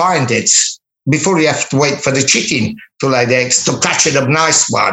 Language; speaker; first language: English; non-native, fluent; Italian